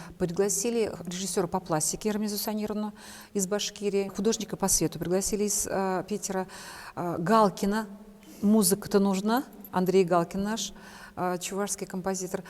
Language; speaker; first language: Russian; non-native, local second language; Chuvash